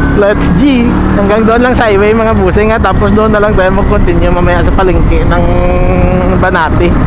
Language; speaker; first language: Filipino; non-native, local second language; Hiligaynon